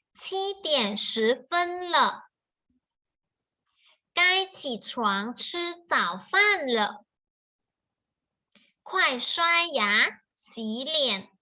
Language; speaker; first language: Chinese; non-native, fluent; Thai